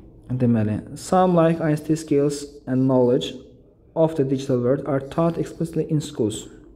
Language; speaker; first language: English; non-native, fluent; Azerbaijani